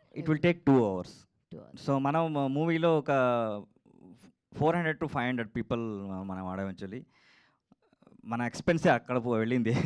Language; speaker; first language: Telugu; non-native, learner; Kannada